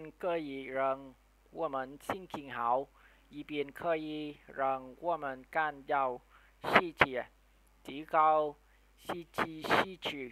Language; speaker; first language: Chinese; non-native, learner; Vietnamese